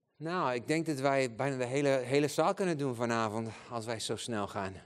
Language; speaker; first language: Dutch; non-native, fluent; Spanish